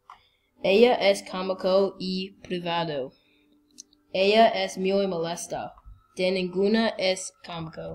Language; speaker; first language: Spanish; non-native, learner; English